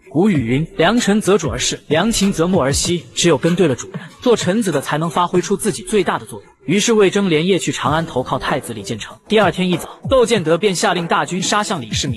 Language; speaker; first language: Chinese; native; Chinese